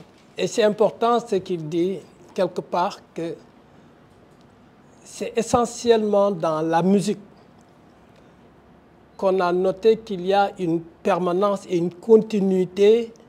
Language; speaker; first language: French; non-native, local second language; Wolof